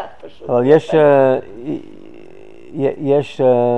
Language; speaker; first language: Hebrew; non-native, fluent; English